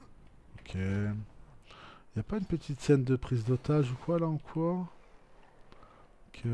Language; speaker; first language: French; native; French